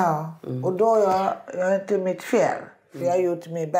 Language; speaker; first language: Swedish; non-native, learner; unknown